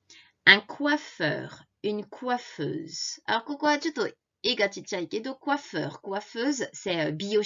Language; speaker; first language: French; non-native, fluent; Japanese